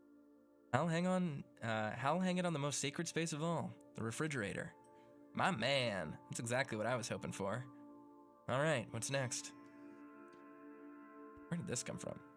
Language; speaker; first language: English; native; English